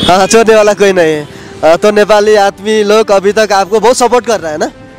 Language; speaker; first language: Hindi; non-native, local second language; Nepali